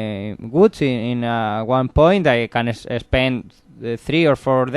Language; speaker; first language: English; non-native, learner; Spanish